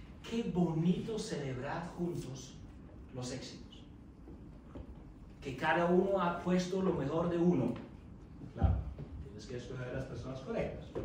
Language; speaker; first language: Spanish; non-native, fluent; German